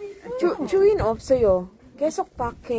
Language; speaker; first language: Korean; non-native, learner; Filipino